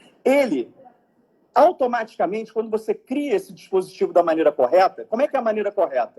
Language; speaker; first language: Portuguese; native; Portuguese